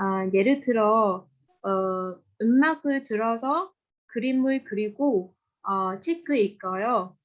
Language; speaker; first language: Korean; non-native, learner; Vietnamese